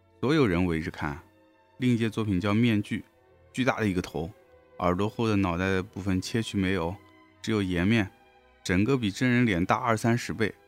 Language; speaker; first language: Chinese; native; Chinese